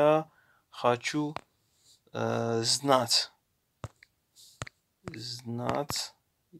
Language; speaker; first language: Russian; non-native, learner; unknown